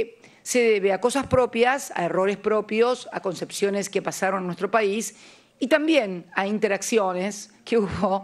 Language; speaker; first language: Spanish; native; Spanish